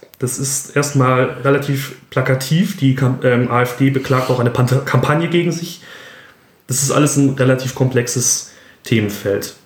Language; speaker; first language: German; native; German